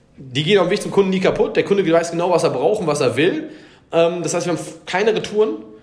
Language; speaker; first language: German; native; German